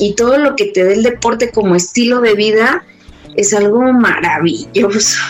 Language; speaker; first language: Spanish; native; Spanish